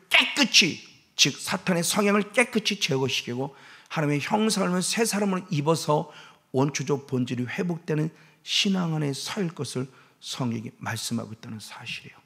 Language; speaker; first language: Korean; native; Korean